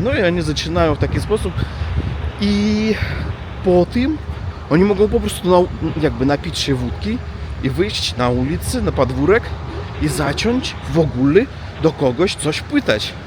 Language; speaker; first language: Polish; non-native, learner; Russian